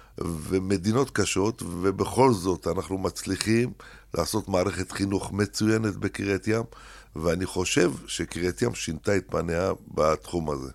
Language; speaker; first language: Hebrew; early bilingual, other home language; Arabic